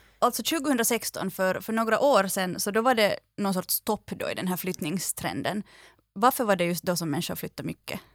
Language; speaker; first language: Swedish; native; Swedish